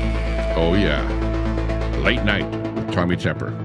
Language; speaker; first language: English; native; English